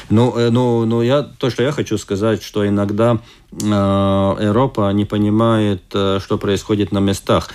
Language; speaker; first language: Russian; non-native, local second language; Latvian